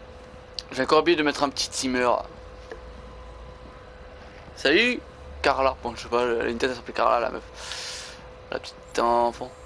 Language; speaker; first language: French; native; French